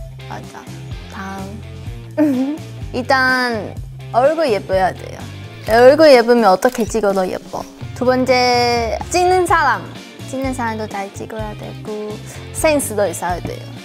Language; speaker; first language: Korean; non-native, learner; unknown